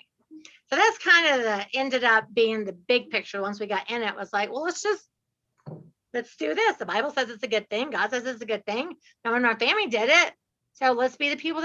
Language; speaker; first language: English; native; English